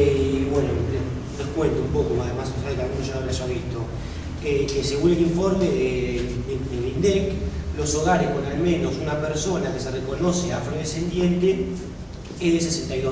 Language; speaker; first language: Spanish; native; Spanish